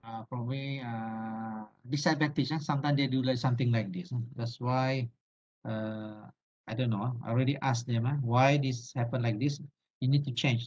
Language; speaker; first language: English; non-native, local second language; Malay